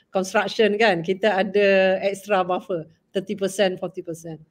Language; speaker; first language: English; non-native, local second language; Malay